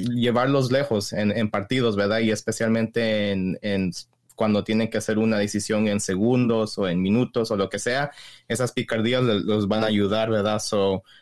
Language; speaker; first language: Spanish; early bilingual, heritage; Spanish